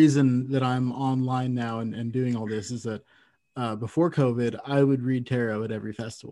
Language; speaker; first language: English; native; English